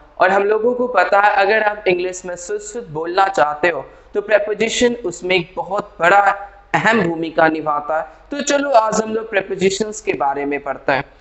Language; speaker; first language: Hindi; native; Hindi